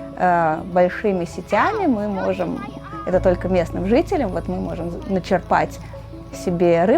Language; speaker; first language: Russian; native; Russian